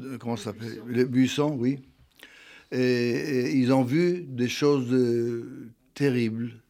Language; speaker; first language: French; non-native, fluent; Hebrew